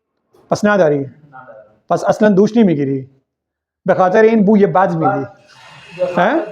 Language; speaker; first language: Persian; non-native, fluent; Urdu